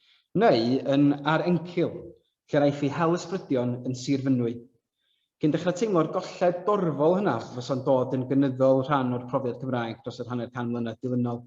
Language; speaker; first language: Welsh; native; Welsh